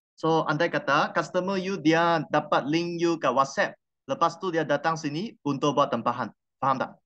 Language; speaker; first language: Malay; non-native, local second language; Chinese